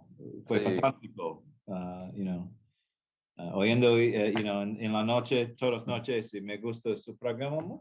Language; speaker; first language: Spanish; non-native, learner; English